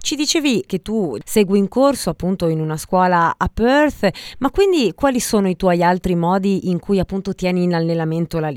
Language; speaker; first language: Italian; native; Italian